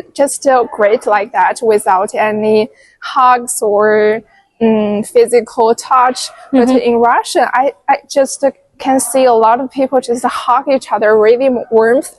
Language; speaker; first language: English; non-native, fluent; Chinese